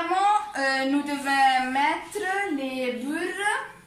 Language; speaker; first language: French; non-native, learner; Italian